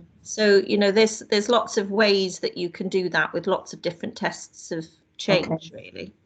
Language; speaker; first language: English; native; English